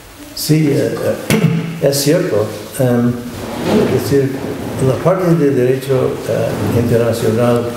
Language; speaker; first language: Spanish; non-native, fluent; English